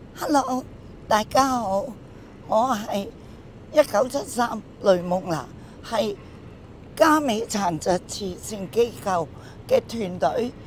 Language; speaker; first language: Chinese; non-native, local second language; Cantonese